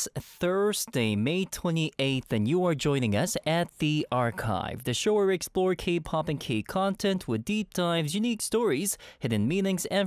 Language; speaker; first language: English; early bilingual, other home language; Korean